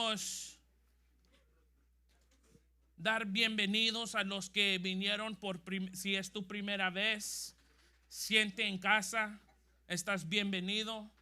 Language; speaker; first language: Spanish; early bilingual, heritage; Spanish